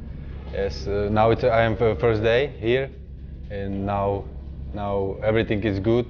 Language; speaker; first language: English; non-native, learner; Czech